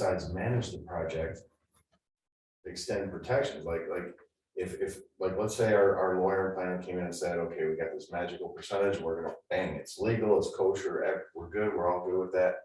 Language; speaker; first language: English; native; English